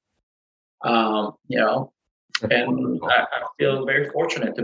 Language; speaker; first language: English; native; English